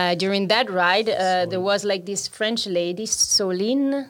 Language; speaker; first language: English; non-native, fluent; Italian